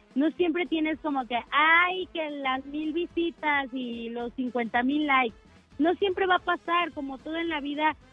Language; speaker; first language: Spanish; native; Spanish